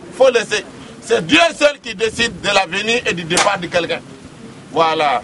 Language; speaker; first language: French; non-native, local second language; Bambara